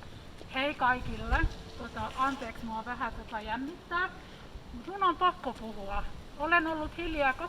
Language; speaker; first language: Finnish; early bilingual, other home language; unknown